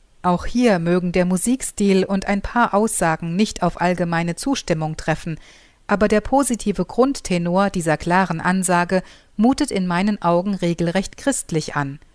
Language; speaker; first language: German; native; German